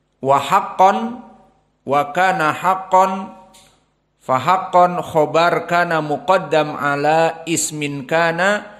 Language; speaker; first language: Arabic; non-native, fluent; Indonesian